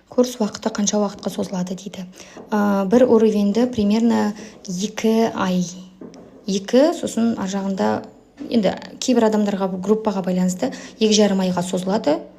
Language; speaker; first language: Kazakh; native; Kazakh